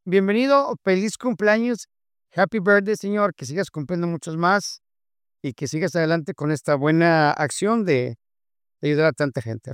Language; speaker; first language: Spanish; native; Spanish